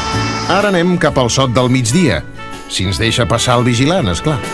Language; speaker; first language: Catalan; native; Catalan